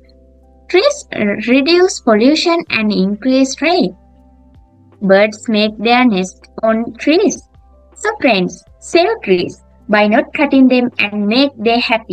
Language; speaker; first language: English; non-native, learner; Sinhala